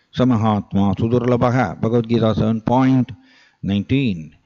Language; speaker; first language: English; non-native, local second language; Tamil